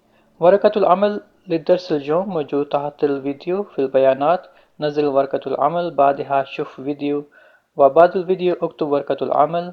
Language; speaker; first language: Arabic; non-native, learner; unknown